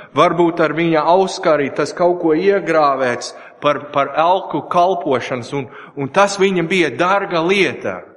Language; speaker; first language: Latvian; non-native, learner; English